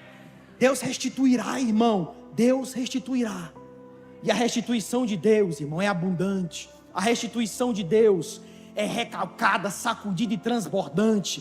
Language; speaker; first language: Portuguese; native; Portuguese